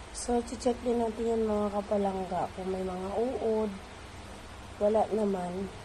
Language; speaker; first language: Filipino; non-native, local second language; Cebuano